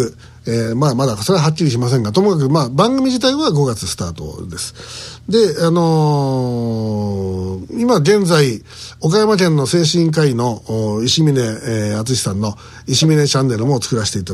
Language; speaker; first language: Japanese; native; Japanese